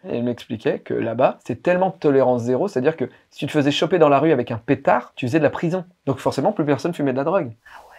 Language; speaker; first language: French; native; French